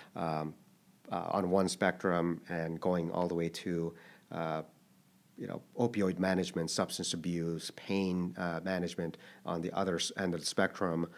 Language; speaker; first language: English; early bilingual, other home language; Korean